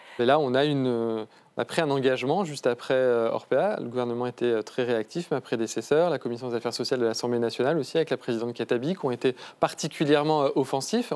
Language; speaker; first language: French; native; French